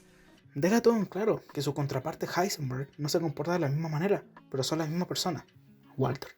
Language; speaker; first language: Spanish; native; Spanish